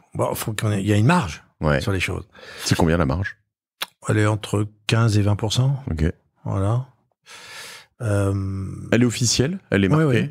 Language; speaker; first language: French; native; French